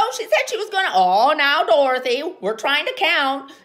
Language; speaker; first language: English; native; English